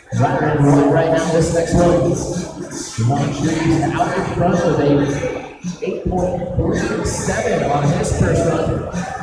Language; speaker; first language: English; native; English